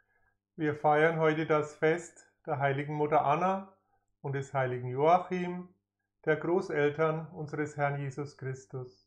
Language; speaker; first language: German; native; German